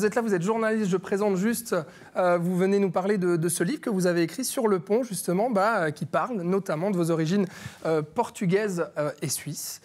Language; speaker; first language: French; native; French